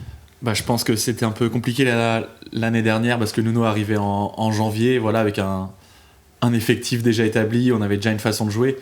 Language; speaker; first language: French; native; French